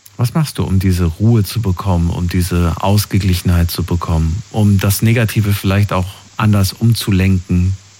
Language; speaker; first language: German; native; German